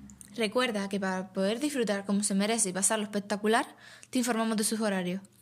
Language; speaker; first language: Spanish; native; Spanish